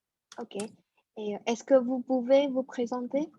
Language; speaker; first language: French; non-native, fluent; Chinese